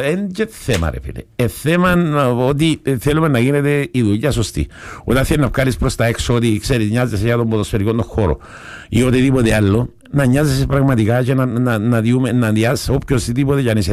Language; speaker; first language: Greek; native; Greek